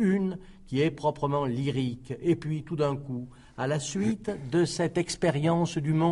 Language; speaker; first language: French; native; French